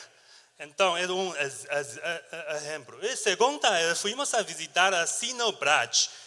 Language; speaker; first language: Portuguese; non-native, learner; Chinese